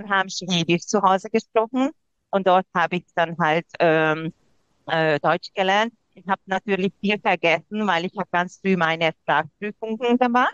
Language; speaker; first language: German; non-native, local second language; Hungarian